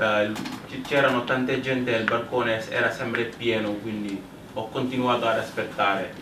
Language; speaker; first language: Italian; non-native, learner; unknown